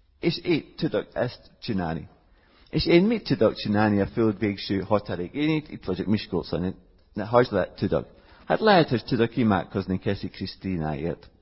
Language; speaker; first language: Hungarian; non-native, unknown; English